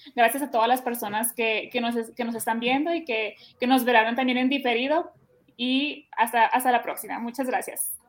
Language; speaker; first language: Spanish; native; Spanish